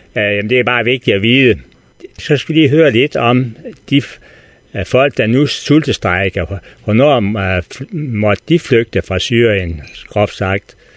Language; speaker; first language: Danish; native; Danish